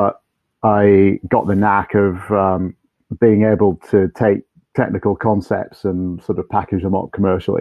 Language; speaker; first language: English; native; English